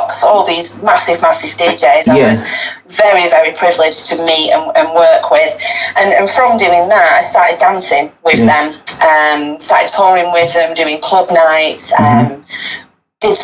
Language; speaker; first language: English; native; English